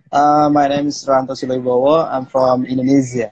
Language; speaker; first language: English; non-native, learner; Indonesian